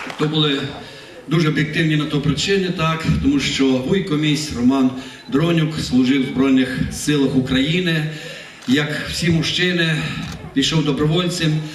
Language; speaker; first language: Ukrainian; native; Ukrainian